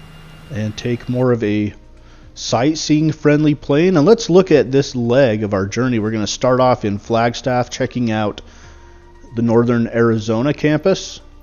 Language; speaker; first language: English; native; English